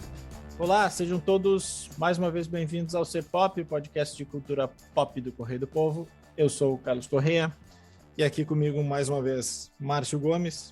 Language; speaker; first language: Portuguese; native; Portuguese